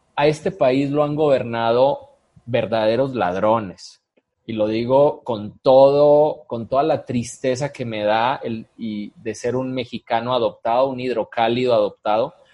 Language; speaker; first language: Spanish; native; Spanish